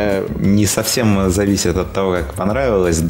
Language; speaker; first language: Russian; native; Russian